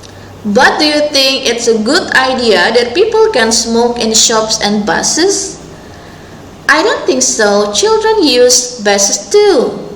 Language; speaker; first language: English; non-native, local second language; Indonesian